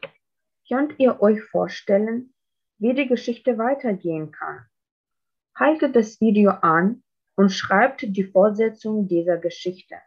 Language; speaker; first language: German; non-native, fluent; Russian